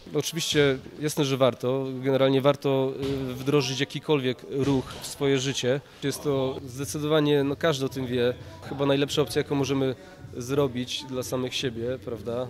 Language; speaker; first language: Polish; early bilingual, heritage; Polish